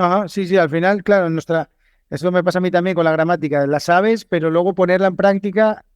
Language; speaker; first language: Spanish; native; Spanish